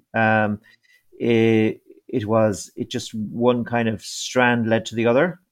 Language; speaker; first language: English; native; English